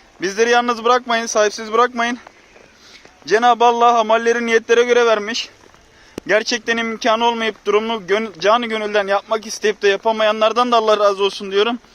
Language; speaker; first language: Turkish; native; Turkish